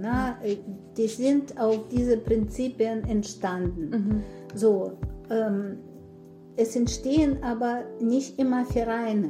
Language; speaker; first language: German; non-native, fluent; Russian